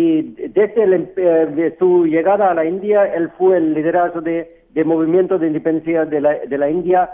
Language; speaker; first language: Spanish; non-native, fluent; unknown